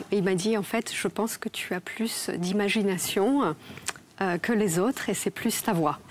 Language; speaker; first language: French; non-native, fluent; Polish